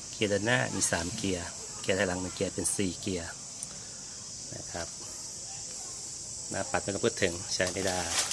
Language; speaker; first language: Thai; native; Thai